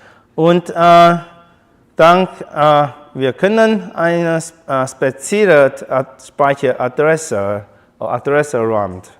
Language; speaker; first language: German; non-native, learner; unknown